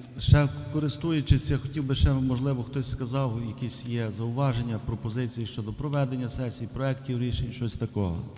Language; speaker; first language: Ukrainian; native; Ukrainian